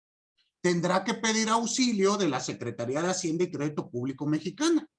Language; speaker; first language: Spanish; native; Spanish